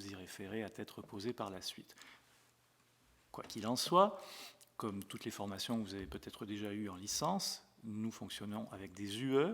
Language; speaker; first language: French; native; French